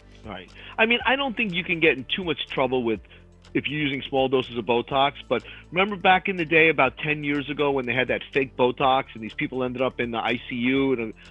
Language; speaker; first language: English; native; English